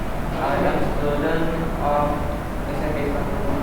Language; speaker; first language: English; non-native, learner; Indonesian